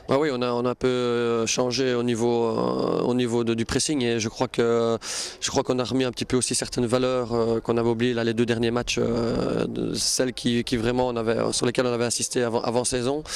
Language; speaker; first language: French; native; French